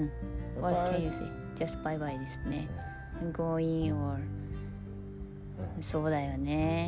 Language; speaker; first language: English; non-native, learner; Japanese